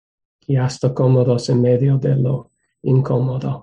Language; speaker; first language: Spanish; non-native, fluent; English